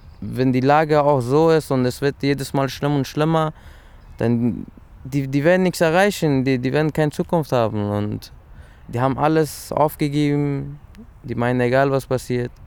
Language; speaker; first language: German; early bilingual, other home language; Persian